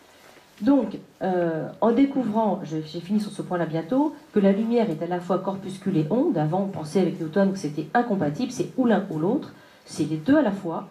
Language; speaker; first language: French; native; French